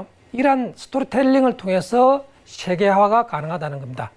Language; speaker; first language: Korean; native; Korean